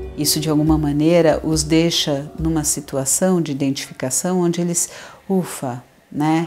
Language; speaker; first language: Portuguese; native; Portuguese